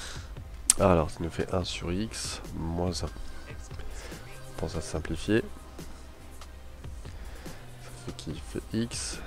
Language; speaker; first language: French; native; French